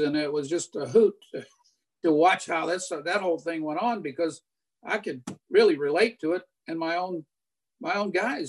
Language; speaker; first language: English; native; English